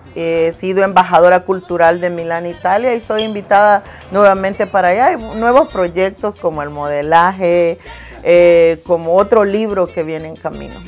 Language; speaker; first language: Spanish; native; Spanish